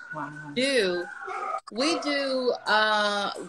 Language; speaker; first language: English; native; English